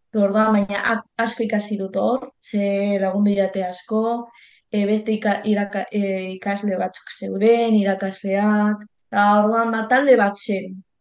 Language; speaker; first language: Basque; non-native, local second language; Spanish